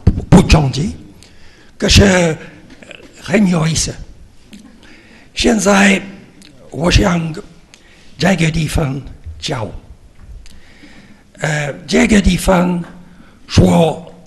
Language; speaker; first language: Chinese; non-native, learner; French